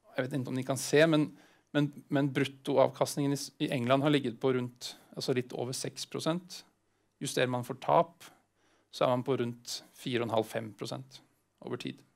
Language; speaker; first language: Swedish; non-native, fluent; Norwegian